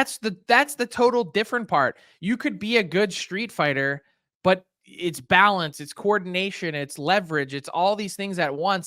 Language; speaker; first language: English; native; English